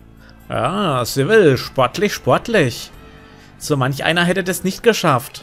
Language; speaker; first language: German; native; German